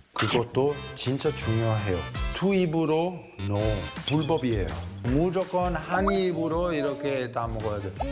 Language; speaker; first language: Korean; non-native, fluent; Italian